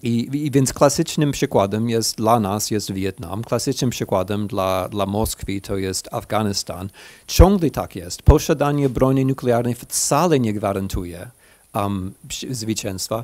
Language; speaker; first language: Polish; non-native, fluent; English